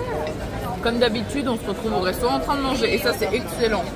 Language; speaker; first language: French; native; French